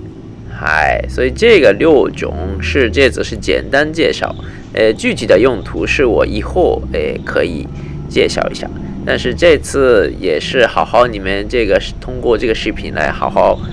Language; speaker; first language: Chinese; non-native, fluent; Japanese